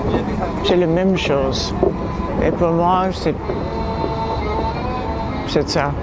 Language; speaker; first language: French; non-native, learner; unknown